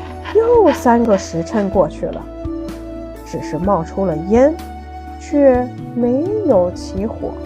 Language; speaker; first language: Chinese; native; Chinese